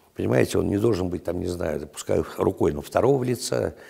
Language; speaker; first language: Russian; native; Russian